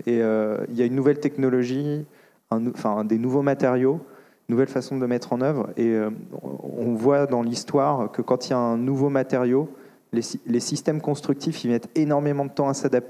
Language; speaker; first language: French; native; French